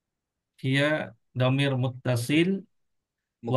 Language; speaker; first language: Arabic; non-native, learner; Indonesian